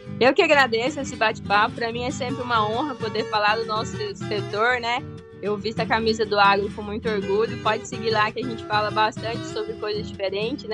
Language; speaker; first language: Portuguese; native; Portuguese